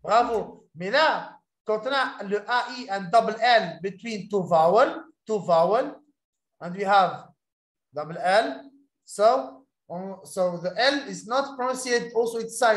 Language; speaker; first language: English; non-native, fluent; Arabic